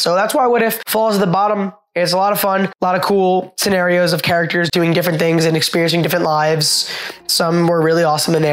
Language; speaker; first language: English; native; English